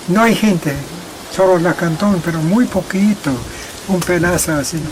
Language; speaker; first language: Spanish; non-native, local second language; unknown